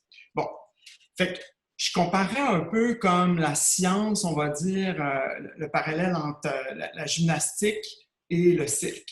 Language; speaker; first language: French; native; French